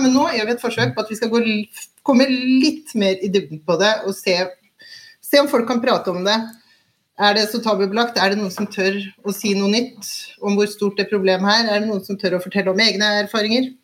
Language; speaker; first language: Norwegian; native; Norwegian